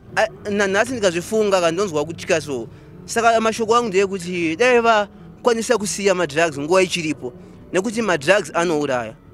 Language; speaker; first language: Shona; native; Shona